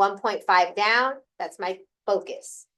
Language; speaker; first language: English; native; English